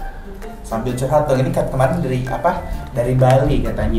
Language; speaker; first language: Indonesian; native; Indonesian